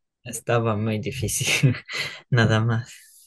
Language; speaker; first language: Spanish; non-native, learner; Japanese